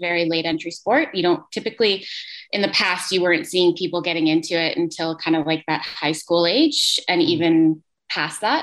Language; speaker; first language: English; native; English